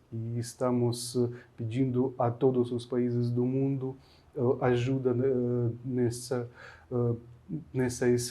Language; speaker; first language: Portuguese; non-native, fluent; Ukrainian